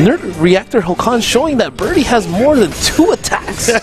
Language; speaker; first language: English; native; English